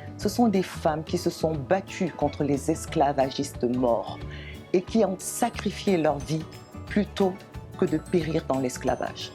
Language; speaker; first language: French; non-native, local second language; Wolof